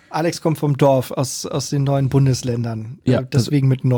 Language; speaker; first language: German; native; German